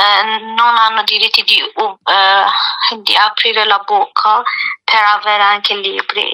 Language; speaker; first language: Italian; non-native, learner; Persian